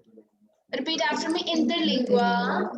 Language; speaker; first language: English; non-native, local second language; Hindi